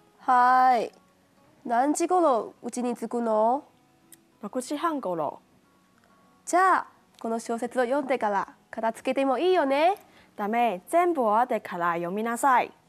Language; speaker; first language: Japanese; non-native, fluent; Chinese